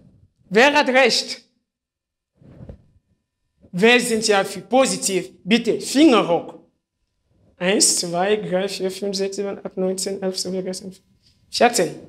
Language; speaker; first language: German; non-native, fluent; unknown